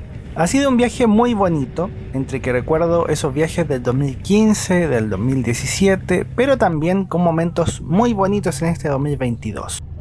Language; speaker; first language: Spanish; native; Spanish